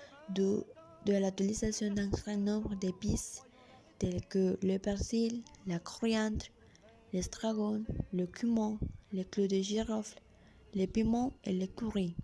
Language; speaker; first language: French; non-native, learner; Spanish